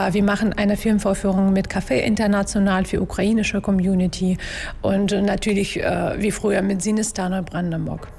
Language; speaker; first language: German; non-native, fluent; Russian